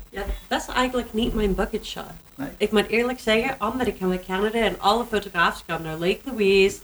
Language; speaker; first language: Dutch; non-native, learner; English